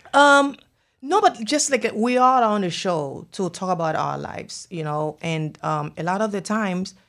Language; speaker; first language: English; non-native, fluent; Haitian Creole